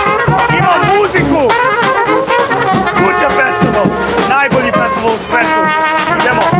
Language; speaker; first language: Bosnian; non-native, learner; English